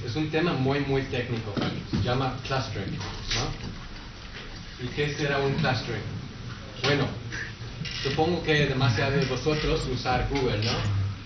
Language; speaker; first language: Spanish; non-native, learner; English